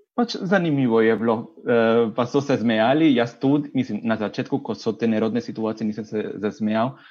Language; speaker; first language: Slovenian; non-native, fluent; Spanish